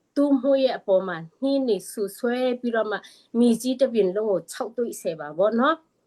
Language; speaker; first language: Burmese; non-native, local second language; Tedim Chin